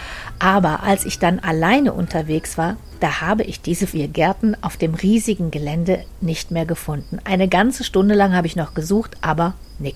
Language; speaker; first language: German; native; German